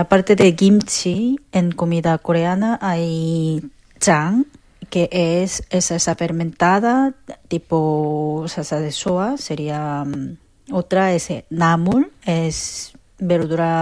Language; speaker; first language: Spanish; non-native, fluent; Korean